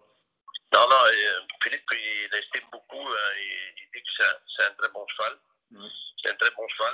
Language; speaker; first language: French; non-native, local second language; Dutch